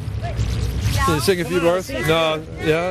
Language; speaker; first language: English; native; English